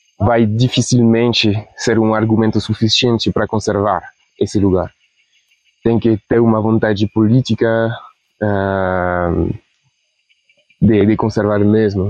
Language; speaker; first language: Portuguese; non-native, fluent; Spanish